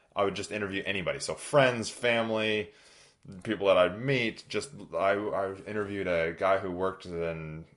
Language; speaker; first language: English; native; English